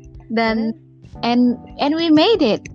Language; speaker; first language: English; non-native, learner; Indonesian